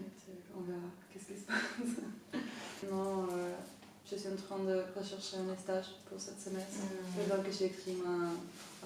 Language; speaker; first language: French; non-native, fluent; Spanish